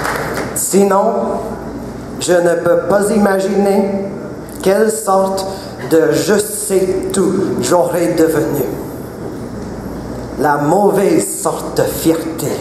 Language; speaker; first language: French; non-native, local second language; English